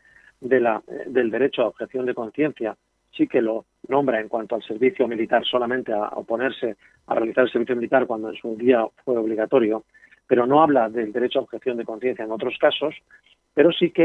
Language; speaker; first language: Spanish; native; Spanish